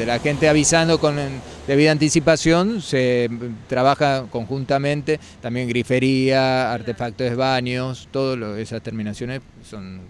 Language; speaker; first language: Spanish; native; Spanish